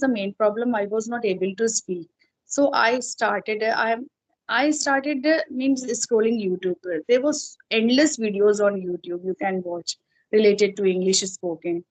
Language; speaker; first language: English; non-native, fluent; Hindi